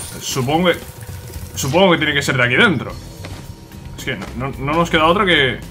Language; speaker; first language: Spanish; native; Spanish